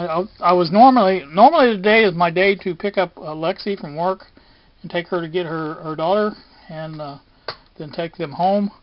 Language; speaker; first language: English; native; English